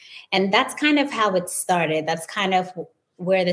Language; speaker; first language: English; non-native, local second language; Wolof